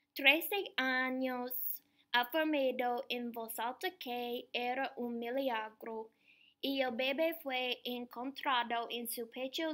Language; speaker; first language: Spanish; non-native, learner; English